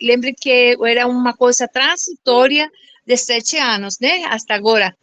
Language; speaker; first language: Portuguese; non-native, fluent; Spanish